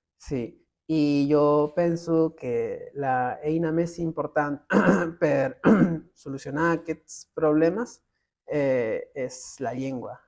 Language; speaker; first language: Catalan; non-native, learner; Spanish